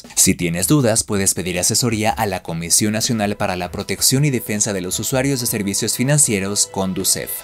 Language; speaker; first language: Spanish; native; Spanish